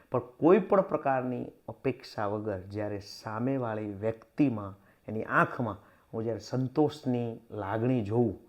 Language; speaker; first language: Gujarati; native; Gujarati